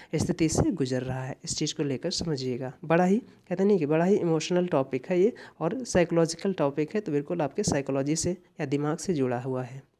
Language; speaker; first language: Hindi; native; Hindi